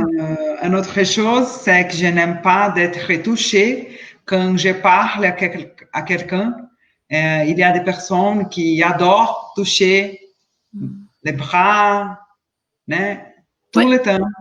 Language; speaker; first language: French; non-native, learner; Portuguese